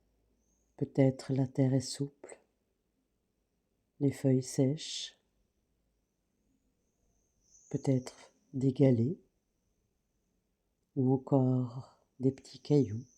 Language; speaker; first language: French; native; French